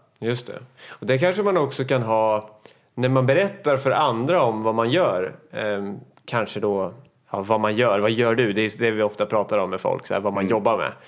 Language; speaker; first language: Swedish; native; Swedish